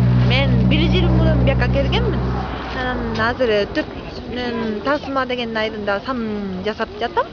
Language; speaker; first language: Kyrgyz; non-native, learner; Japanese